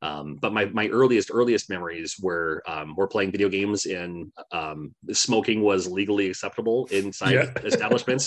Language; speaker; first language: English; native; English